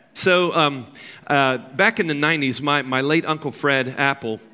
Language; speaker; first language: English; native; English